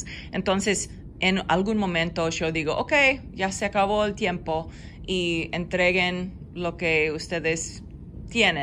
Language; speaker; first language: Spanish; non-native, fluent; English